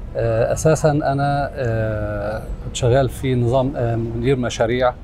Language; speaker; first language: Arabic; native; Arabic